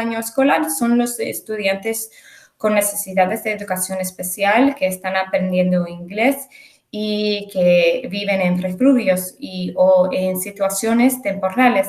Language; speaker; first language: Spanish; early bilingual, heritage; English